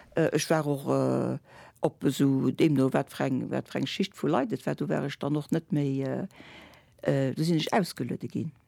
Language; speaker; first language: Luxembourgish; early bilingual, other home language; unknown